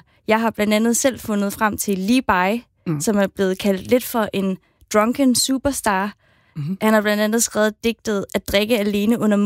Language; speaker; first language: Danish; native; Danish